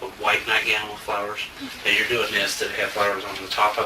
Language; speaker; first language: English; native; English